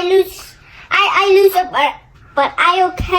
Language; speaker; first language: English; non-native, learner; Vietnamese